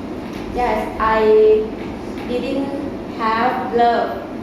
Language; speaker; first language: English; non-native, learner; Thai